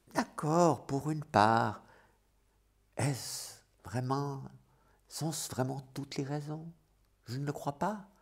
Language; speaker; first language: French; native; French